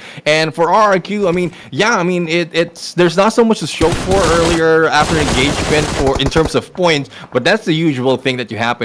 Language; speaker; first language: English; non-native, local second language; Filipino